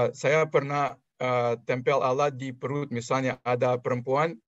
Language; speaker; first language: Indonesian; non-native, fluent; Russian